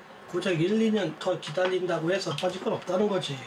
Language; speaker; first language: Korean; native; Korean